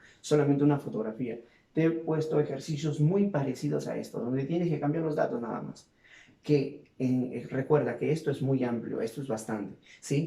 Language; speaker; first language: Spanish; native; Spanish